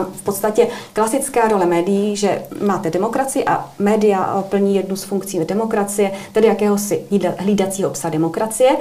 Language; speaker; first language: Czech; native; Czech